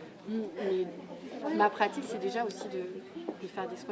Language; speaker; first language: French; native; French